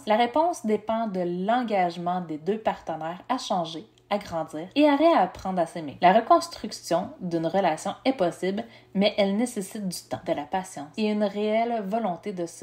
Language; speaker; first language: French; native; French